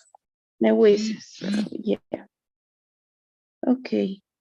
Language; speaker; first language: English; non-native, learner; Spanish